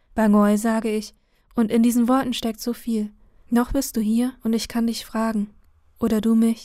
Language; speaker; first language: German; early bilingual, other home language; Vietnamese